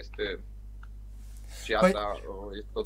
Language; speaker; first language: Romanian; early bilingual, heritage; Romanian